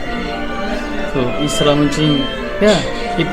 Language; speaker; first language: Japanese; non-native, fluent; Indonesian